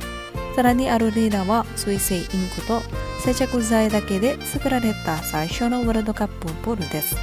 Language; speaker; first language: Japanese; non-native, fluent; Indonesian